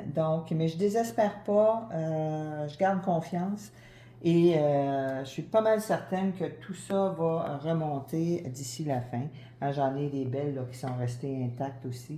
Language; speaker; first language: French; native; French